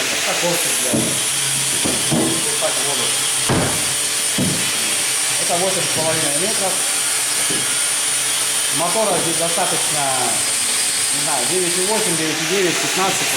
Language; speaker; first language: Russian; native; Russian